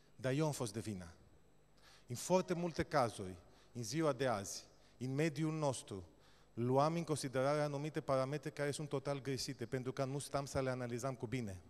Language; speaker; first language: Romanian; non-native, fluent; Greek